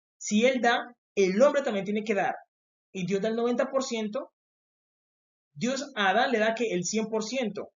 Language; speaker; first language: Spanish; native; Spanish